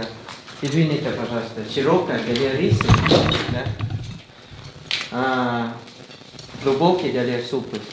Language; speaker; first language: Russian; non-native, fluent; Thai